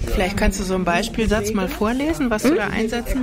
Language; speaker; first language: German; native; German